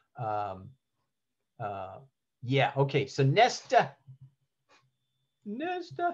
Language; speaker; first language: Danish; non-native, learner; English